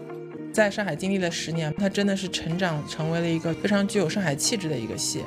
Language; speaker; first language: Chinese; native; Chinese